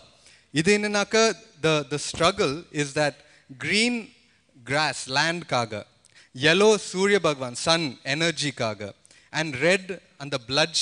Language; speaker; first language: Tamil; early bilingual, heritage; Tamil